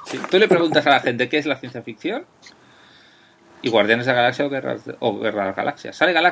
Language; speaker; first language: Spanish; native; Spanish